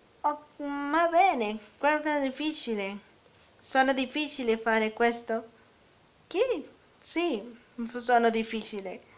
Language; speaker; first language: Italian; non-native, learner; Spanish